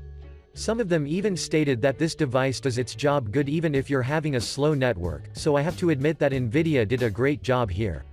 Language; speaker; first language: English; non-native, fluent; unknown